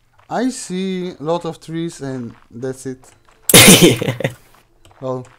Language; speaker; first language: English; non-native, fluent; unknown